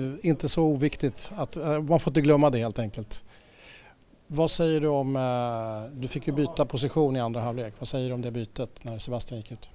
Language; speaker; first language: Swedish; native; Swedish